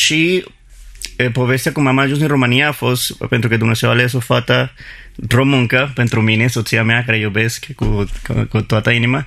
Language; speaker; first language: Romanian; non-native, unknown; Spanish